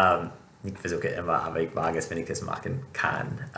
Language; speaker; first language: German; non-native, fluent; English